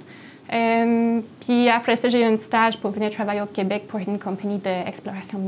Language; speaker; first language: French; non-native, fluent; English